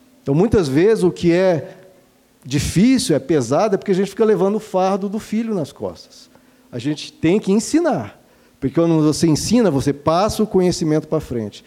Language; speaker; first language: Portuguese; native; Portuguese